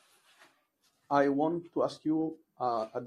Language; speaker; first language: English; non-native, fluent; Italian